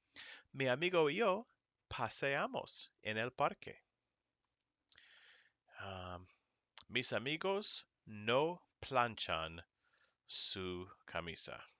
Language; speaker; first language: Spanish; non-native, fluent; English